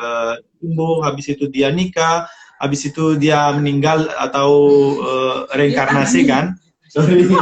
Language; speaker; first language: Indonesian; non-native, fluent; Romanian